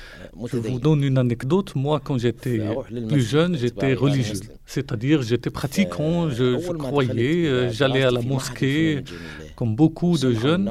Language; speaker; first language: French; non-native, fluent; Arabic